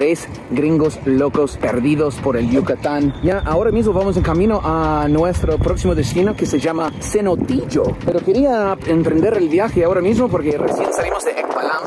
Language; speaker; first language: Spanish; non-native, fluent; English